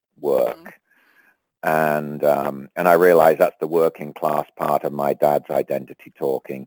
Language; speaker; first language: English; native; English